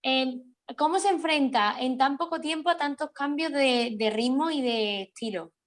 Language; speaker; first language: Spanish; native; Spanish